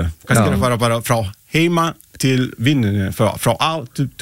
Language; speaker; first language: Icelandic; non-native, learner; Italian